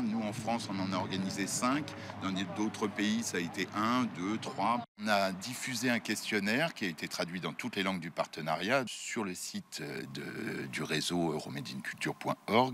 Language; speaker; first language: French; native; French